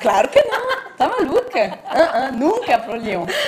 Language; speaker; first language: Portuguese; non-native, fluent; French